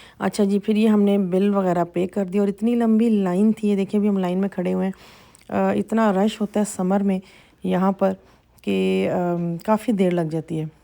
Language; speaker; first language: Urdu; native; Urdu